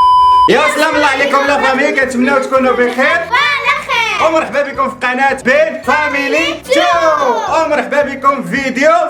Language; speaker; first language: Arabic; native; Arabic